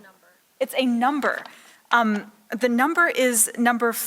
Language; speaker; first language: English; native; English